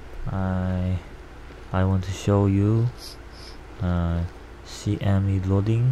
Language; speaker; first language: English; non-native, learner; Korean